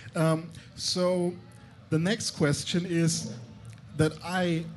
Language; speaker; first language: English; non-native, fluent; German